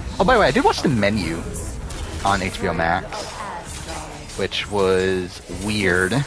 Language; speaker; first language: English; native; English